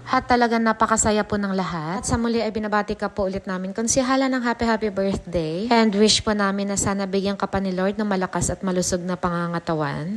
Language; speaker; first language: Filipino; native; Filipino